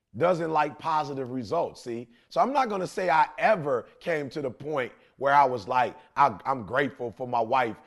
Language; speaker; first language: English; native; English